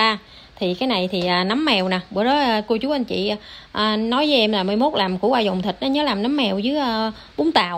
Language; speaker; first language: Vietnamese; native; Vietnamese